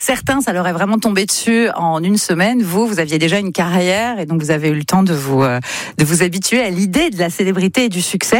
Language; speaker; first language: French; native; French